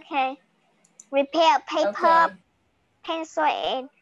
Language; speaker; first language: English; non-native, learner; Vietnamese